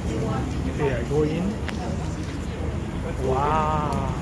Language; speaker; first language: English; non-native, local second language; Chinese